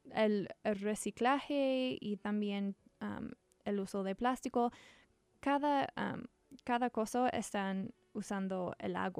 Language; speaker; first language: Spanish; non-native, learner; English